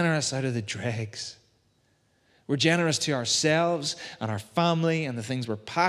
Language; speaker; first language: English; native; English